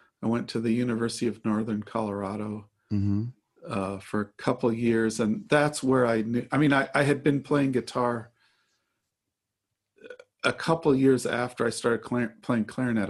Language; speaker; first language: English; native; English